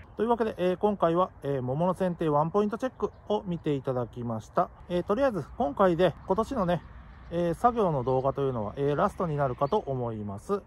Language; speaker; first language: Japanese; native; Japanese